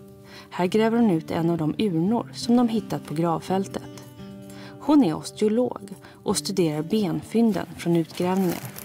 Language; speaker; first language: Swedish; native; Swedish